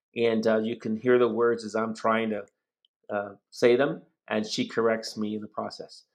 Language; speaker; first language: English; native; English